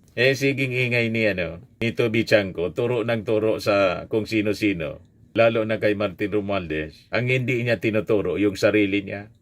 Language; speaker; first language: Filipino; non-native, local second language; Bikol